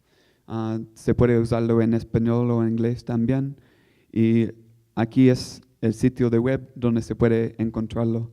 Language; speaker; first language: Spanish; non-native, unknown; English